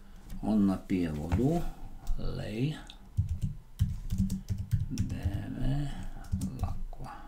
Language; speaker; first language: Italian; non-native, learner; Slovak